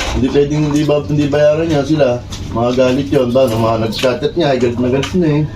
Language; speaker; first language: Filipino; native; Filipino